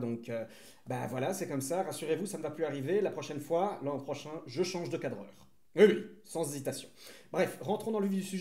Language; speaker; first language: French; native; French